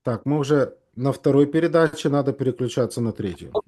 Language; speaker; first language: Russian; native; Russian